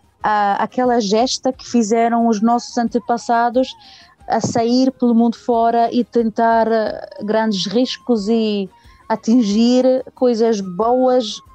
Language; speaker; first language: Portuguese; early bilingual, heritage; Portuguese